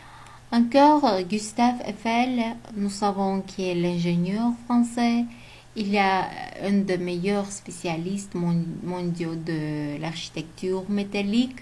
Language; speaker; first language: French; non-native, learner; Uzbek